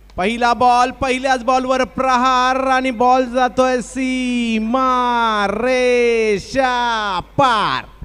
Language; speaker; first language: Marathi; native; Marathi